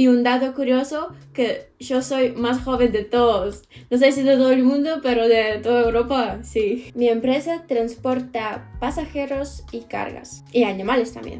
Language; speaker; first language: Spanish; non-native, fluent; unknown